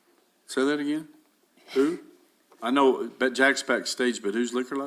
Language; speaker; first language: English; native; English